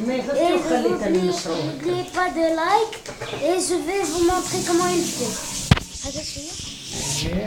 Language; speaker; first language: French; non-native, learner; Arabic